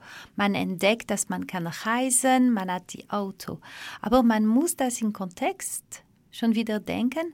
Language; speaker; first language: German; non-native, fluent; Dutch